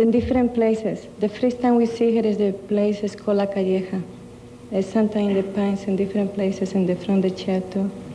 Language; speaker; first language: English; non-native, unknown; Spanish